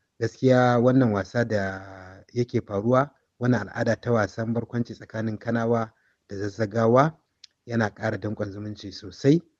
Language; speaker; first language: Hausa; native; Hausa